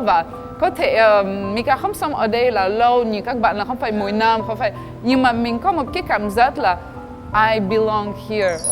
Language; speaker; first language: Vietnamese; non-native, fluent; French